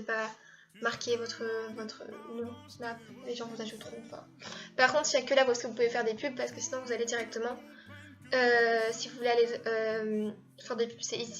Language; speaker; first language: French; native; French